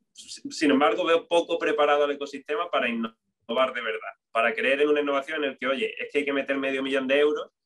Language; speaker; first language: Spanish; native; Spanish